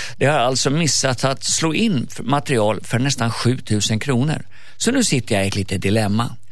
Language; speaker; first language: Swedish; native; Swedish